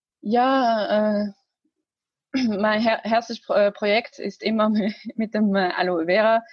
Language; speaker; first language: German; non-native, learner; Arabic